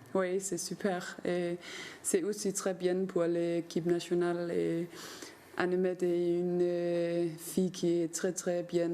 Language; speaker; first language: French; non-native, learner; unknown